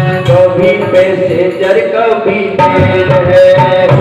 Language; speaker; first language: Hindi; native; Hindi